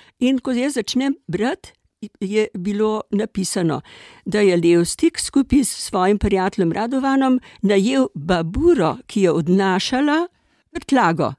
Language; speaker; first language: Slovenian; native; Slovenian